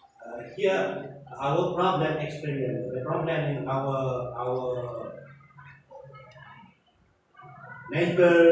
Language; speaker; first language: English; non-native, learner; Indonesian